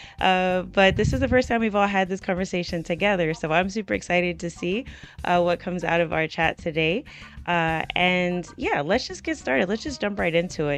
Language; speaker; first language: English; native; English